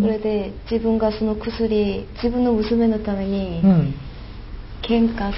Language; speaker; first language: Japanese; non-native, fluent; Korean